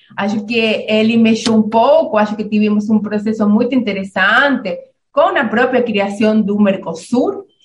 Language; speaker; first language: Portuguese; non-native, fluent; Spanish